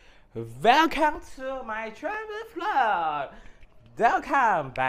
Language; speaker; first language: English; non-native, local second language; Chinese